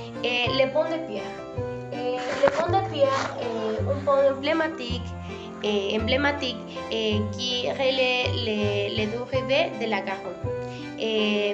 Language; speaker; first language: French; non-native, learner; Spanish